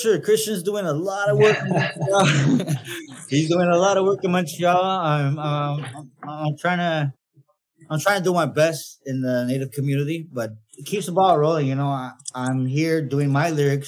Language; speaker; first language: English; non-native, fluent; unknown